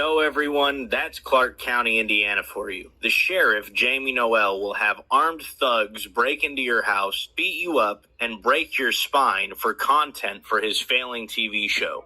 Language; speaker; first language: English; native; English